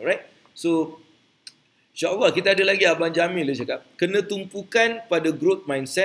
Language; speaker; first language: Malay; native; Malay